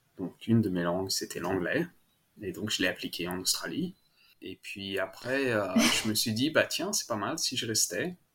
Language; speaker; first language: French; native; French